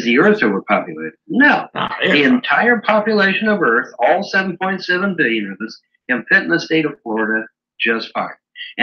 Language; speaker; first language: English; native; English